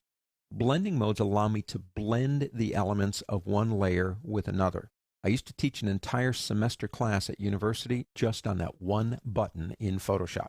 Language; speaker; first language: English; native; English